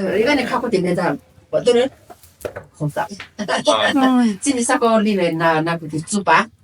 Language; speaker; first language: Chinese; non-native, local second language; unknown